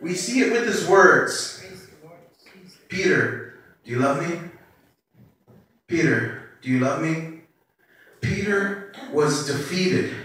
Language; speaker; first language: English; early bilingual, other home language; Spanish